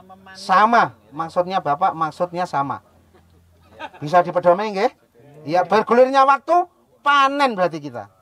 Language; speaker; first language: Indonesian; non-native, local second language; Javanese